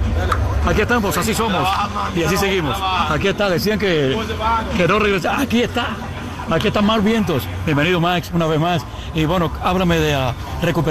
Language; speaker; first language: Spanish; native; Spanish